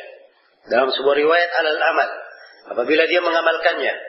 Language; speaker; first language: Indonesian; native; Indonesian